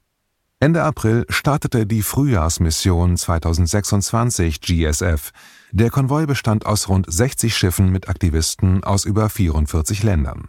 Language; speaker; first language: German; native; German